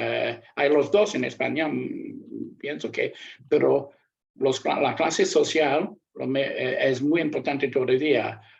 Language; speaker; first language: Spanish; non-native, learner; English